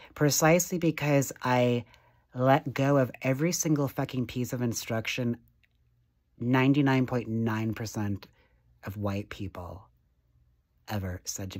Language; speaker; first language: English; native; English